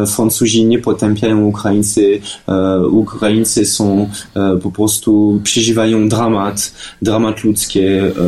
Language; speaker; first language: Polish; non-native, fluent; French